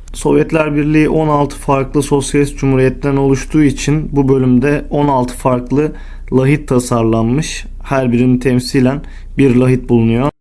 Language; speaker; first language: Turkish; native; Turkish